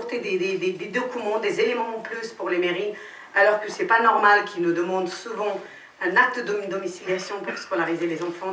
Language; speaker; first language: French; non-native, fluent; Romany